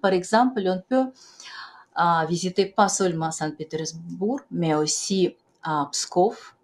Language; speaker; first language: French; non-native, fluent; Russian